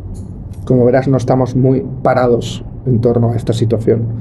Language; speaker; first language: Spanish; native; Spanish